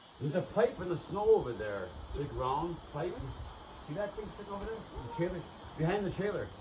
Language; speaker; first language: English; native; English